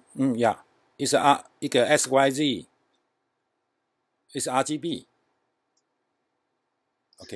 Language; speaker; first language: English; non-native, learner; Chinese